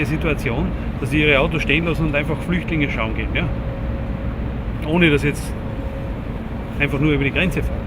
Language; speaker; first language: German; native; German